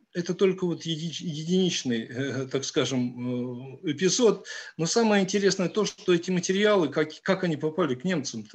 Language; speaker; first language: Russian; native; Russian